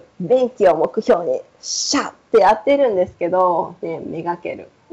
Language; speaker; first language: Japanese; native; Japanese